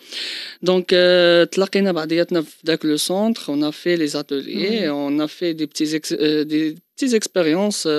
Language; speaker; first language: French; non-native, local second language; Arabic